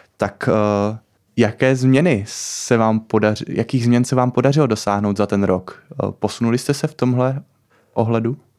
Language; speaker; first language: Czech; native; Czech